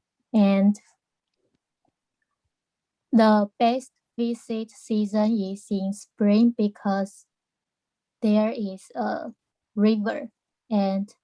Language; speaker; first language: English; non-native, learner; Chinese